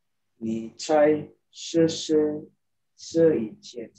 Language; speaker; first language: Chinese; non-native, learner; Indonesian